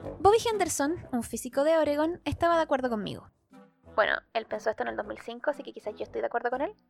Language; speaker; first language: Spanish; native; Spanish